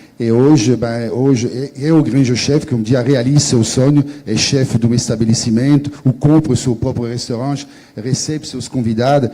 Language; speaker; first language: Portuguese; non-native, fluent; French